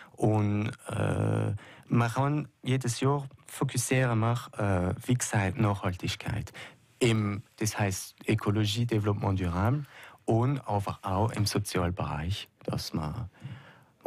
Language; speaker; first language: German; non-native, local second language; French